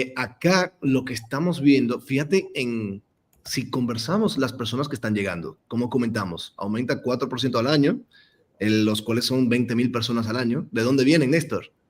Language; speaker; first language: Spanish; non-native, fluent; English